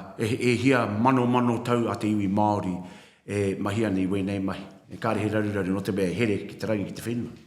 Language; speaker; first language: Māori; native; Māori